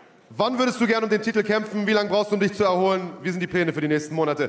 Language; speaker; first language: German; native; German